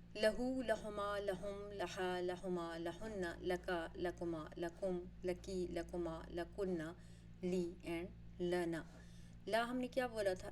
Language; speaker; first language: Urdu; native; Urdu